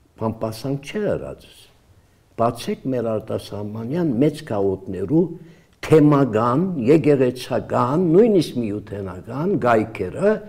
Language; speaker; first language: Armenian; early bilingual, heritage; Armenian